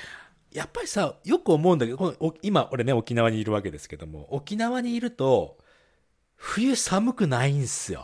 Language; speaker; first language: Japanese; native; Japanese